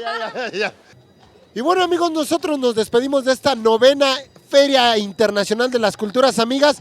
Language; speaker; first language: Spanish; native; Spanish